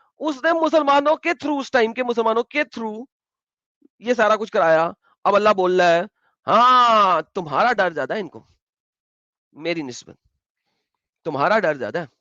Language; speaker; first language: Urdu; native; Urdu